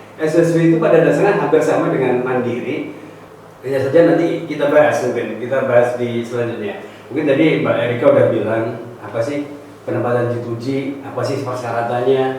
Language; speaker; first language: Indonesian; non-native, local second language; Javanese